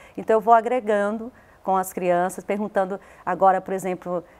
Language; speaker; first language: Portuguese; native; Portuguese